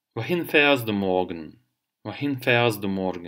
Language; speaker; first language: German; non-native, fluent; Russian